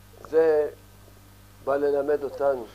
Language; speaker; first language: Hebrew; early bilingual, other home language; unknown